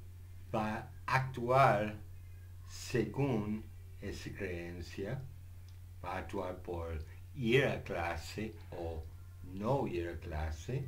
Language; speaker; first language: Spanish; non-native, fluent; English